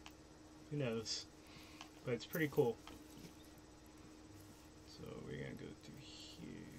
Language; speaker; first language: English; native; English